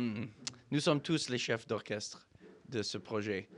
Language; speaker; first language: French; non-native, fluent; English